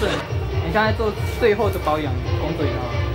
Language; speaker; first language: Chinese; native; Chinese